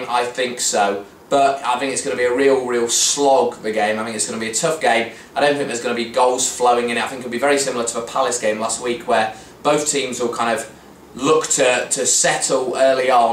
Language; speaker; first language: English; native; English